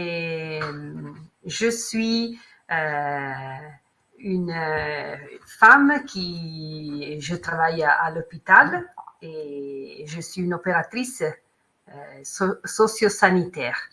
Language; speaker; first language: French; non-native, learner; Italian